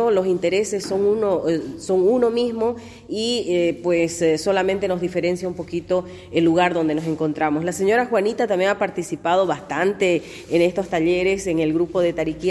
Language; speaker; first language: Spanish; native; Spanish